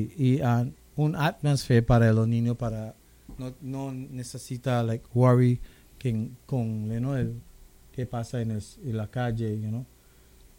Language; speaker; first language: Spanish; non-native, local second language; English